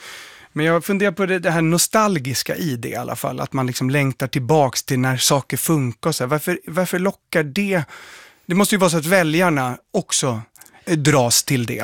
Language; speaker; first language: Swedish; native; Swedish